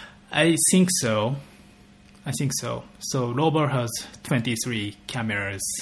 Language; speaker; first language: English; non-native, fluent; Japanese